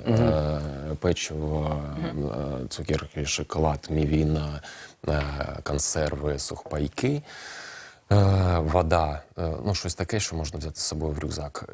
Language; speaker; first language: Ukrainian; non-native, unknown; Russian